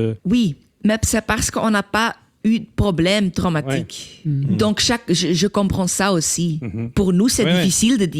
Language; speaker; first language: French; non-native, local second language; Dutch